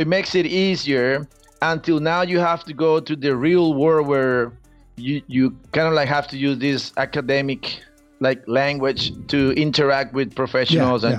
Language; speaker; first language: English; non-native, fluent; Spanish